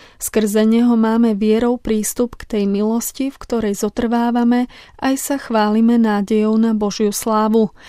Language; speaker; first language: Slovak; native; Slovak